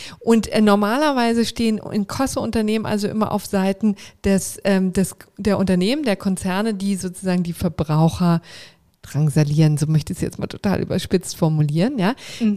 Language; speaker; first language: German; native; German